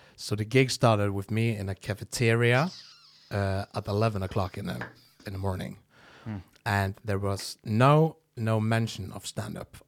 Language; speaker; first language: English; non-native, fluent; Norwegian